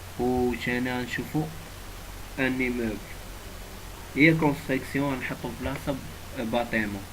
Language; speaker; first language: Arabic; native; Arabic